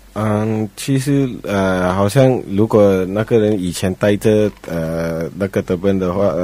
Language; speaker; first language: Chinese; non-native, local second language; Punjabi